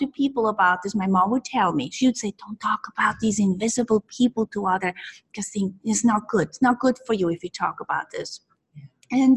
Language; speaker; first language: English; non-native, fluent; Swiss German